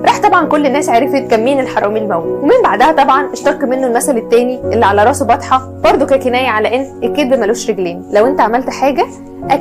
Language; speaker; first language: Arabic; native; Arabic